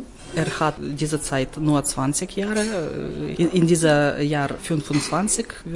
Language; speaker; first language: German; non-native, learner; Ukrainian